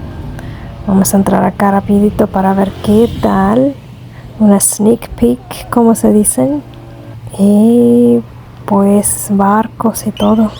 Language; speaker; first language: Spanish; non-native, fluent; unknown